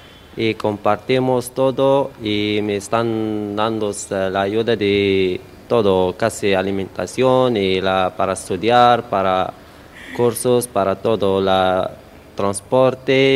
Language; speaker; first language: Spanish; non-native, learner; Arabic